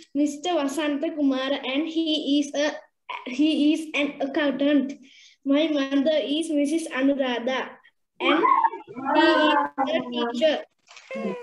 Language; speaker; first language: English; non-native, learner; Sinhala